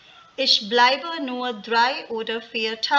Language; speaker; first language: German; non-native, fluent; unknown